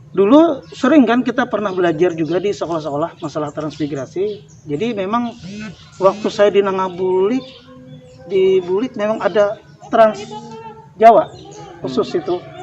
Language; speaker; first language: Indonesian; non-native, local second language; Banjar